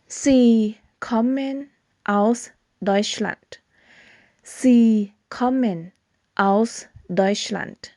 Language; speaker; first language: German; non-native, fluent; Thai